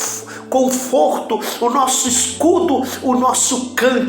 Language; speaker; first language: Portuguese; native; Portuguese